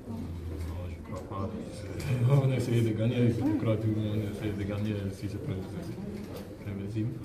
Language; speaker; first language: French; non-native, fluent; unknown